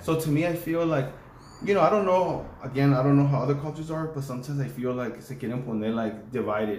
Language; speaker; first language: English; early bilingual, other home language; Spanish